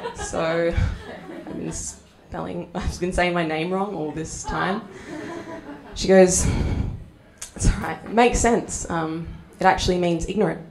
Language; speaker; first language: English; native; English